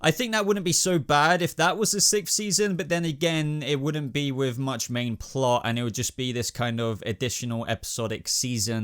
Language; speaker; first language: English; native; English